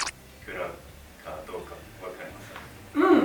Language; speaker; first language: Japanese; non-native, learner; Hindi